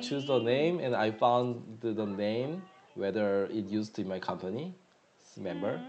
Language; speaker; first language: English; non-native, learner; Korean